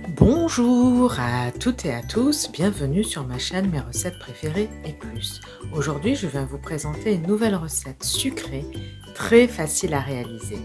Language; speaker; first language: French; native; French